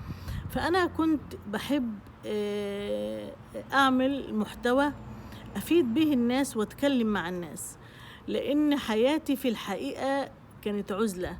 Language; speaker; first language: Arabic; native; Arabic